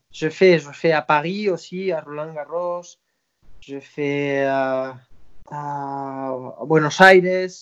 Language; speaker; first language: French; non-native, fluent; Spanish